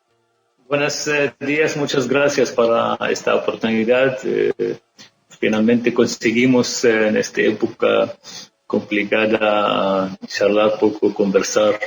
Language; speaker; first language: Spanish; non-native, fluent; Arabic